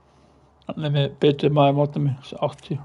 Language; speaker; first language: Icelandic; non-native, learner; Norwegian